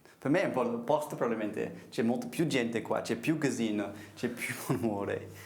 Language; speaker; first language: Italian; non-native, learner; English